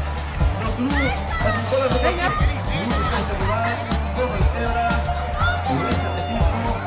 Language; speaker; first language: Spanish; non-native, local second language; Galician